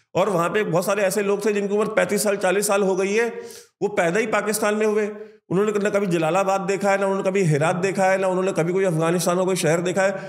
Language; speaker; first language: Hindi; native; Hindi